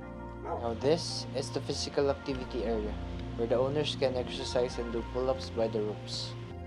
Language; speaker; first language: English; non-native, local second language; Filipino